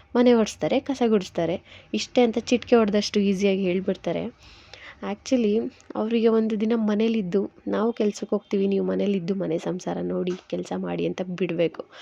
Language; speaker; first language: Kannada; native; Kannada